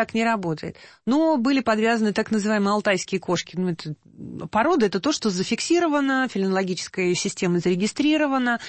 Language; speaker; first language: Russian; native; Russian